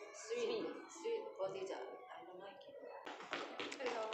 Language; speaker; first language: English; non-native, learner; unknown